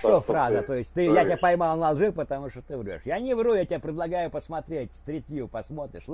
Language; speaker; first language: Russian; native; Russian